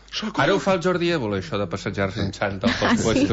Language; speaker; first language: Catalan; native; Catalan